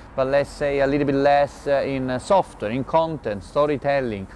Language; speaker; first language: English; non-native, learner; Italian